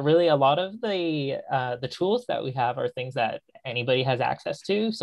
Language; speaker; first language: English; native; English